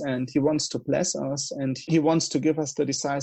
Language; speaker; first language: English; non-native, fluent; German